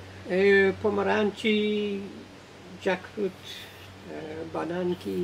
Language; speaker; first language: Czech; non-native, learner; English